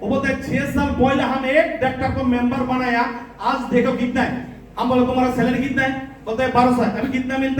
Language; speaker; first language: Hindi; non-native, local second language; Bangla